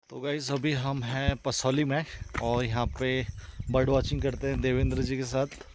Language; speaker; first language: Hindi; native; Hindi